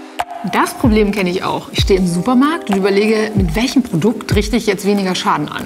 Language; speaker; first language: German; native; German